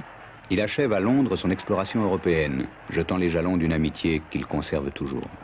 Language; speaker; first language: French; native; French